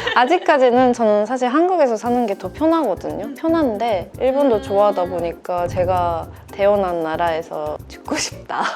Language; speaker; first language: Korean; non-native, fluent; Japanese